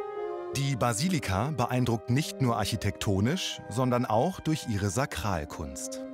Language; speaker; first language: German; native; German